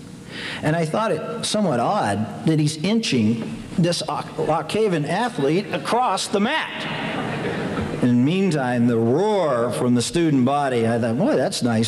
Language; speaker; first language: English; native; English